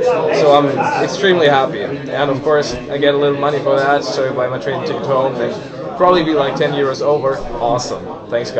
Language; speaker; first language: English; non-native, fluent; German